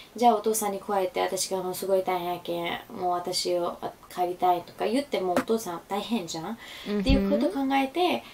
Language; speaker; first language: Japanese; non-native, fluent; Urdu